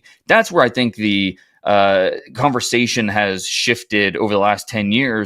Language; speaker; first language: English; native; English